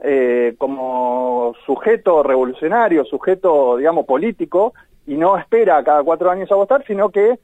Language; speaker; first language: Spanish; native; Spanish